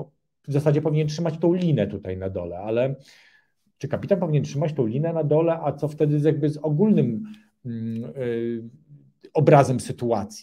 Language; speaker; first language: Polish; native; Polish